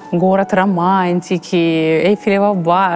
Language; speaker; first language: Russian; native; Russian